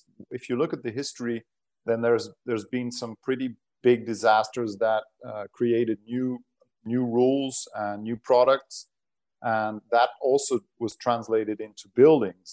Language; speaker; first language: English; non-native, fluent; Portuguese